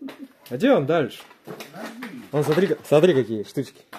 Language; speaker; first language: Russian; native; Russian